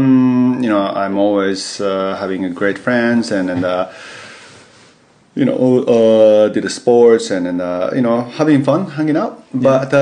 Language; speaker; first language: English; non-native, fluent; Japanese